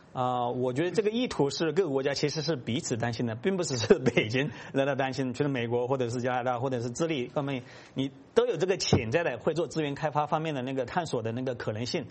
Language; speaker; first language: Chinese; native; Chinese